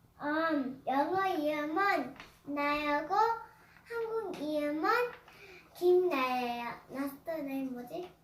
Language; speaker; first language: Korean; early bilingual, heritage; Korean